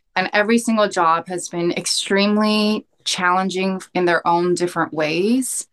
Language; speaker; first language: English; early bilingual, other home language; Korean